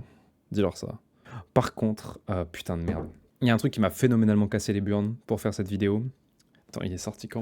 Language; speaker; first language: French; native; French